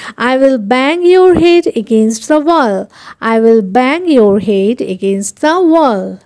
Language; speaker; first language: English; non-native, local second language; Bangla